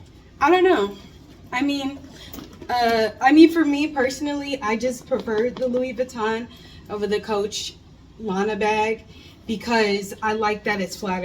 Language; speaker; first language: English; native; English